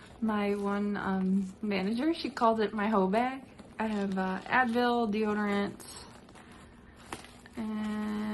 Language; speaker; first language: English; native; English